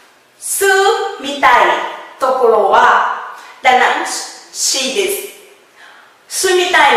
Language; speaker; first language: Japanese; non-native, fluent; Vietnamese